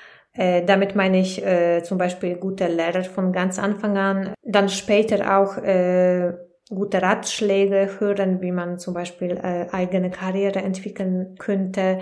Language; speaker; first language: German; non-native, fluent; Polish